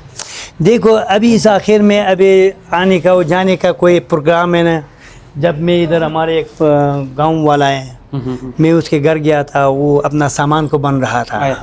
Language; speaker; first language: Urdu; non-native, fluent; Persian